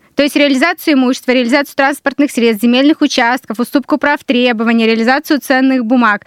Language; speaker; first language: Russian; native; Russian